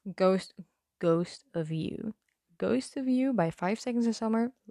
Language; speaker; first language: English; non-native, fluent; Dutch